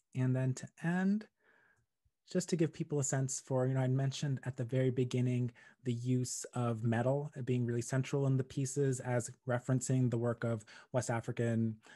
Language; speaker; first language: English; native; English